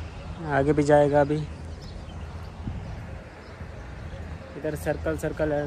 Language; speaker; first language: Hindi; non-native, local second language; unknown